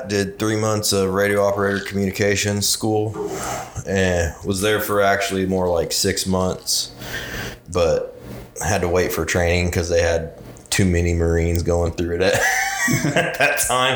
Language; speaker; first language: English; native; English